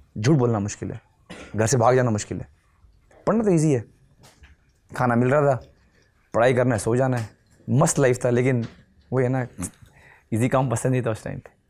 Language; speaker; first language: Hindi; non-native, local second language; Nepali